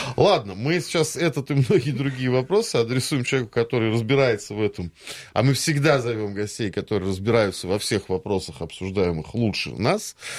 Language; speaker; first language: Russian; native; Russian